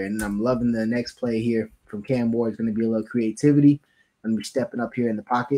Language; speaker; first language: English; native; English